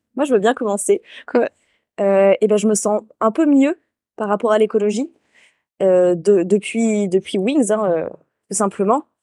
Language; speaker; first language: French; native; French